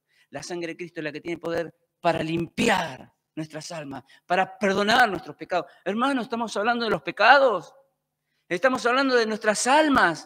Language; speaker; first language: Spanish; native; Spanish